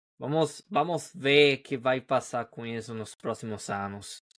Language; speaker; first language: Portuguese; non-native, learner; Spanish